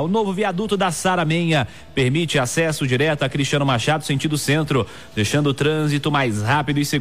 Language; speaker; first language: Portuguese; native; Portuguese